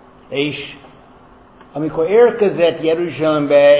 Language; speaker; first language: Hungarian; non-native, fluent; German